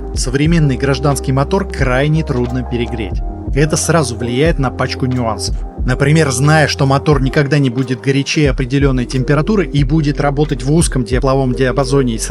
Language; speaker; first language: Russian; native; Russian